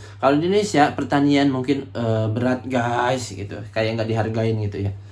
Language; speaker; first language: Indonesian; native; Indonesian